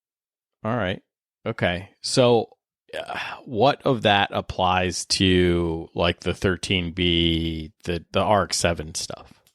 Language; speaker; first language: English; native; English